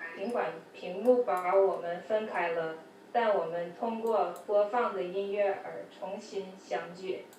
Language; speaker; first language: Chinese; early bilingual, other home language; English